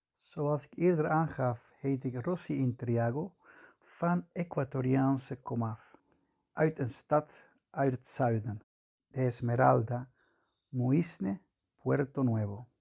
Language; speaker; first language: Dutch; non-native, fluent; Spanish